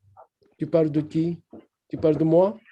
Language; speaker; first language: French; non-native, learner; Japanese